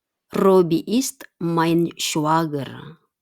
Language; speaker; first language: German; non-native, fluent; Indonesian